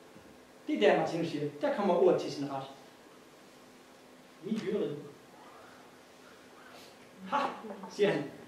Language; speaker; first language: Danish; native; Danish